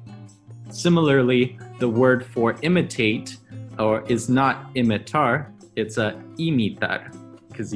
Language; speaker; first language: English; early bilingual, other home language; Chinese